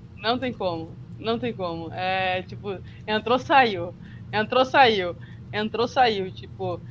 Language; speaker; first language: Portuguese; native; Portuguese